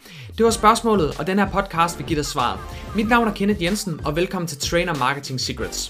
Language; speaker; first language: Danish; native; Danish